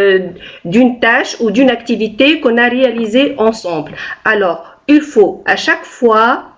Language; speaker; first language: French; non-native, local second language; Arabic